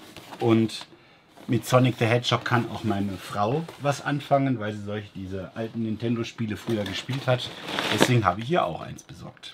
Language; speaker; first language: German; native; German